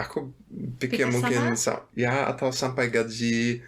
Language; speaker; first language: Indonesian; non-native, fluent; German